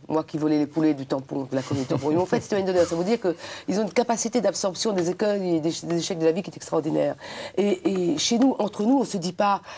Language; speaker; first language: French; non-native, local second language; Réunion Creole French